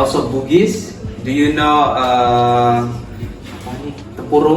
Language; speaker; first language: English; non-native, local second language; Malay